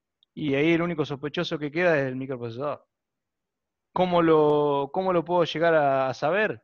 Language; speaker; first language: Spanish; native; Spanish